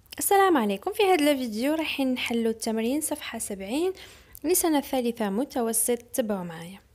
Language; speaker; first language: Arabic; native; Arabic